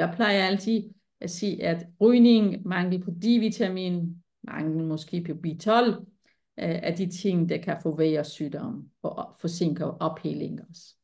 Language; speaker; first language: Danish; non-native, fluent; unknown